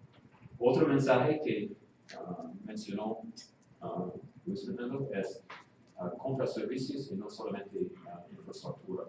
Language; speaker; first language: Spanish; non-native, fluent; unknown